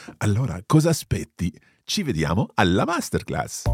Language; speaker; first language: Italian; non-native, fluent; English